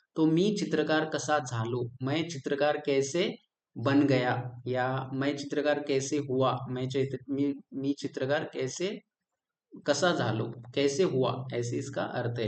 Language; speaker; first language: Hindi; non-native, local second language; Marathi